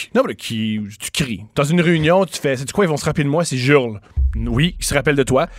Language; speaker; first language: French; native; French